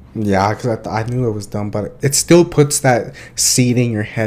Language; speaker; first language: English; early bilingual, other home language; Spanish